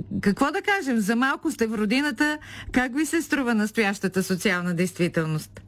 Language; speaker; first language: Bulgarian; native; Bulgarian